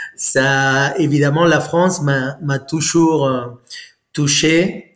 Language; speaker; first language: French; non-native, fluent; Spanish